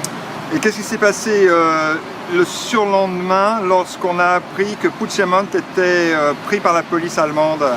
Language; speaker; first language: French; native; French